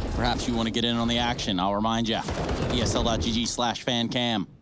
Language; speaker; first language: English; native; English